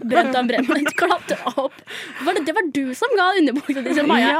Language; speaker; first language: Norwegian; native; Norwegian